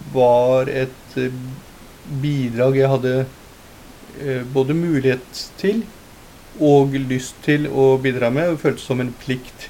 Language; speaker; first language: Norwegian; early bilingual, other home language; Punjabi